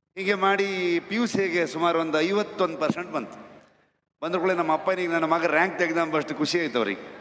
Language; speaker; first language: Kannada; native; Kannada